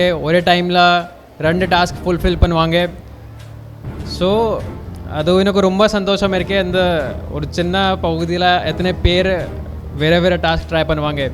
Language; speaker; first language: Tamil; non-native, learner; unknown